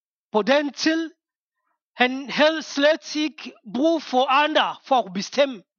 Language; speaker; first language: Danish; non-native, fluent; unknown